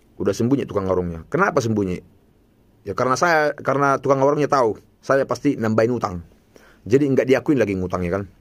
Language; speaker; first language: Indonesian; non-native, local second language; Batak Toba